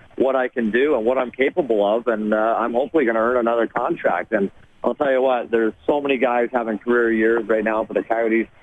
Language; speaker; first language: English; native; English